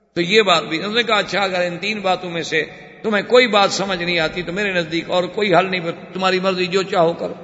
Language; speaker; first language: Urdu; native; Urdu